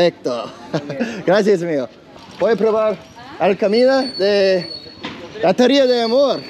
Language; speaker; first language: Spanish; non-native, learner; English